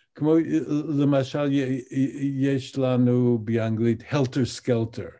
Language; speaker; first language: Hebrew; non-native, fluent; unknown